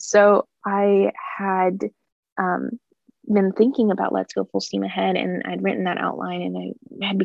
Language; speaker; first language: English; native; English